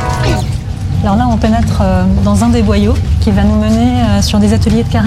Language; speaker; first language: French; native; French